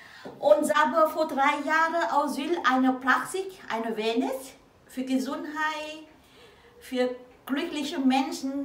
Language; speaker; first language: German; non-native, learner; Vietnamese